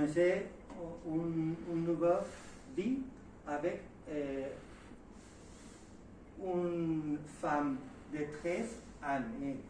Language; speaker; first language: French; non-native, learner; Spanish